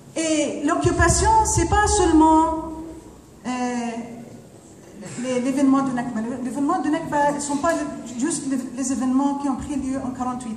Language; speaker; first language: French; non-native, fluent; Arabic